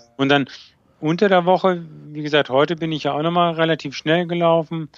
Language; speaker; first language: German; native; German